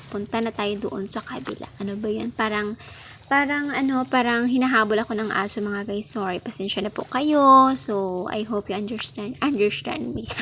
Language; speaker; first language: Filipino; non-native, local second language; Hiligaynon